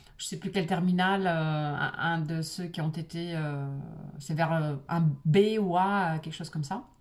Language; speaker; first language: French; non-native, fluent; Russian